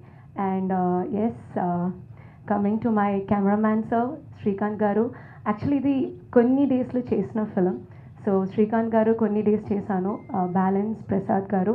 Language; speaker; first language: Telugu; non-native, learner; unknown